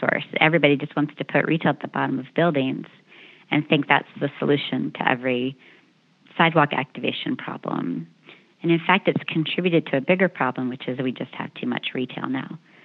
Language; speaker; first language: English; native; English